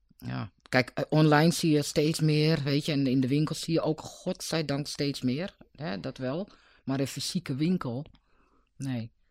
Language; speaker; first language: Dutch; native; Dutch